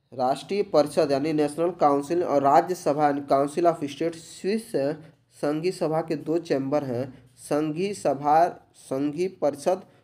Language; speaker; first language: Hindi; native; Hindi